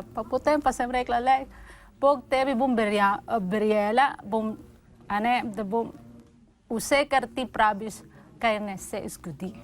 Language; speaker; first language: Slovenian; non-native, learner; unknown